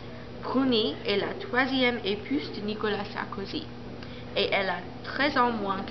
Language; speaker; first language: French; non-native, learner; English